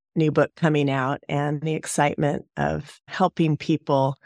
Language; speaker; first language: English; native; English